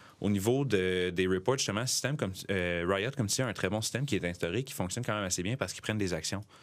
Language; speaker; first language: French; native; French